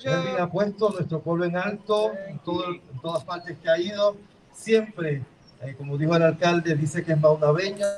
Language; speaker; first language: Spanish; native; Spanish